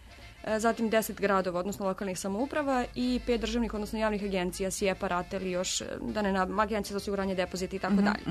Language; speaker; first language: Serbian; native; Serbian